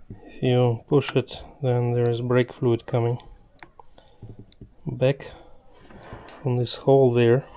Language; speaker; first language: English; non-native, fluent; German